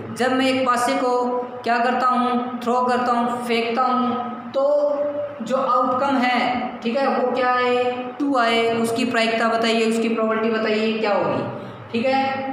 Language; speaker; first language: Hindi; native; Hindi